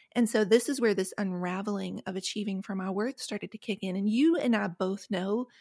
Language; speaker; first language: English; native; English